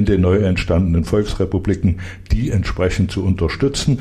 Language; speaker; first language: German; native; German